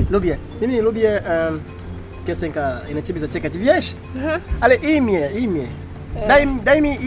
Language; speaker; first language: Polish; non-native, learner; Swahili